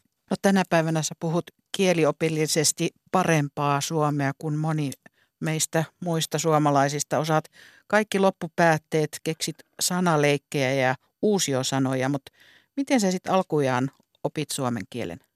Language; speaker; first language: Finnish; native; Finnish